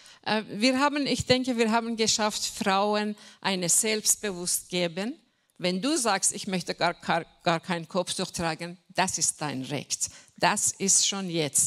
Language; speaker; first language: German; non-native, learner; Persian